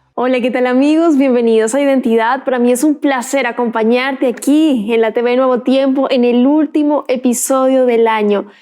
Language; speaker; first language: Spanish; native; Spanish